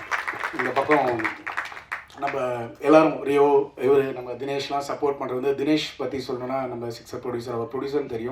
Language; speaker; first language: Tamil; native; Tamil